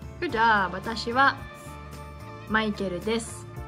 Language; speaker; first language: Japanese; native; Japanese